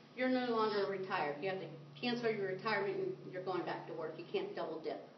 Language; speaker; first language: English; native; English